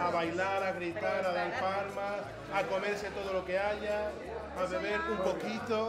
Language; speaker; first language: Spanish; native; Spanish